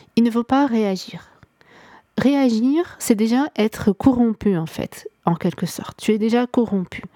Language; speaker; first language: French; non-native, local second language; Arabic